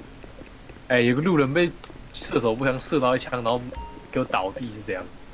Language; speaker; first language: Chinese; native; Chinese